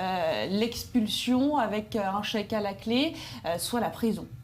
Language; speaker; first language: French; native; French